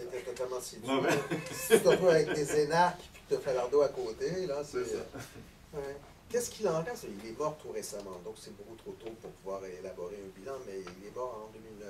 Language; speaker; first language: French; native; French